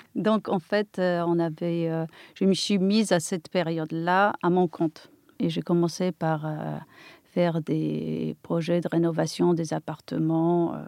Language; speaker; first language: French; non-native, fluent; Polish